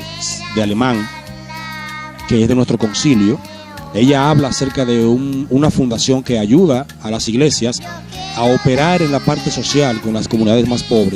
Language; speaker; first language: Spanish; native; Spanish